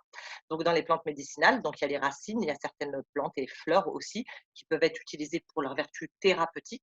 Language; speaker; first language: French; native; French